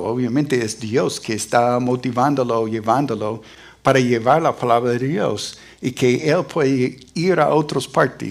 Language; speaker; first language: Spanish; non-native, fluent; English